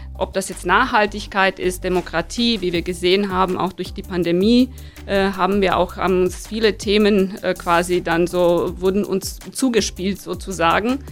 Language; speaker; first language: German; non-native, fluent; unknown